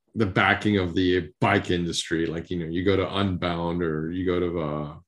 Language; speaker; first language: English; early bilingual, other home language; Spanish